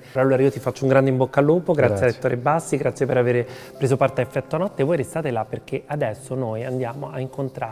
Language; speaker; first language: Italian; native; Italian